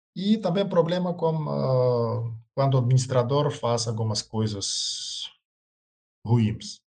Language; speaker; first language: Portuguese; non-native, learner; Russian